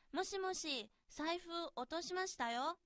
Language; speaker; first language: Japanese; non-native, fluent; Chinese